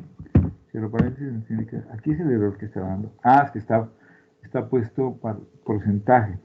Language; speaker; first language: Spanish; native; Spanish